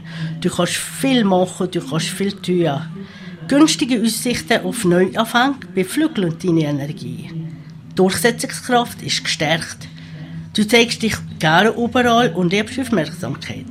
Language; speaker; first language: German; native; German